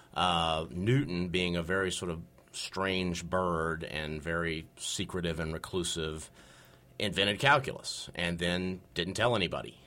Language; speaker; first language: English; native; English